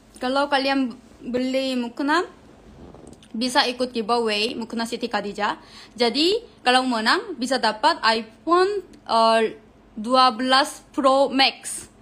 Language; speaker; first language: Indonesian; non-native, fluent; Korean